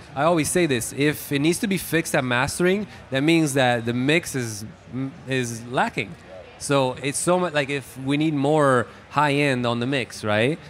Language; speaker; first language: English; non-native, fluent; Italian